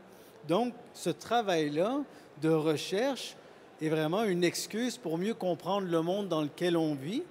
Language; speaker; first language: French; native; French